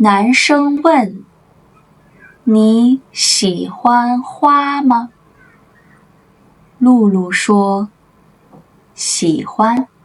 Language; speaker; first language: Chinese; native; Chinese